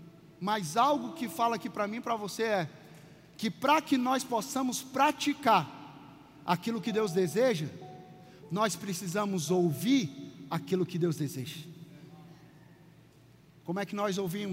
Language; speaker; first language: Portuguese; native; Portuguese